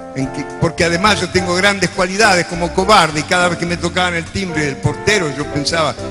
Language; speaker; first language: Spanish; native; Spanish